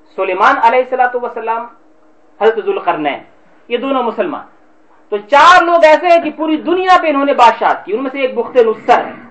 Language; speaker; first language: Urdu; native; Urdu